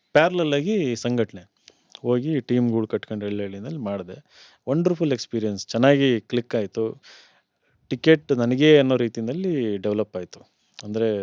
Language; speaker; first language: Kannada; native; Kannada